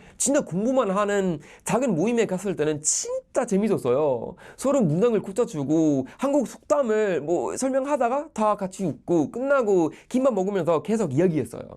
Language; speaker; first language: Korean; non-native, fluent; Swedish